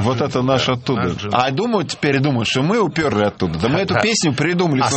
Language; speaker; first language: Russian; native; Russian